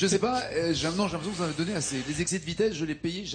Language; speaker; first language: French; native; French